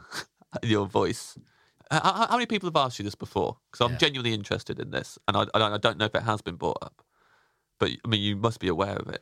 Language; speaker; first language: English; native; English